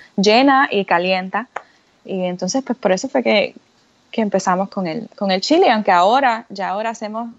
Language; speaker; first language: Spanish; native; Spanish